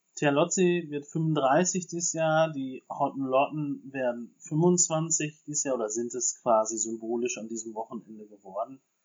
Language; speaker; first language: German; native; German